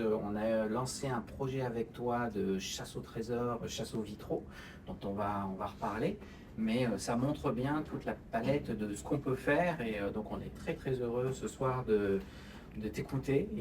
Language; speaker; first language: French; native; French